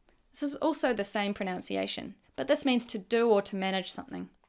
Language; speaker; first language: English; native; English